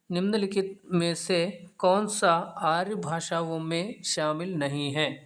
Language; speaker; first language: Hindi; non-native, local second language; Telugu